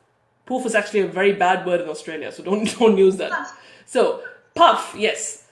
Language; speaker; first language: English; native; English